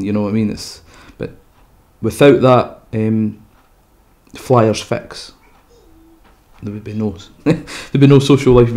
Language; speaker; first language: English; native; English